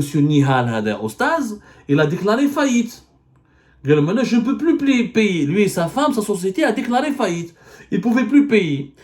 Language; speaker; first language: French; non-native, local second language; Arabic